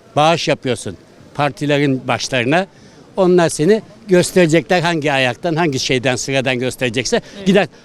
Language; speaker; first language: Turkish; native; Turkish